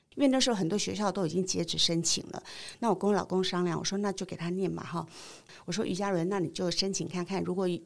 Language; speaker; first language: Chinese; native; Chinese